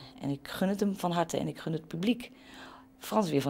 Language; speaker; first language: Dutch; native; Dutch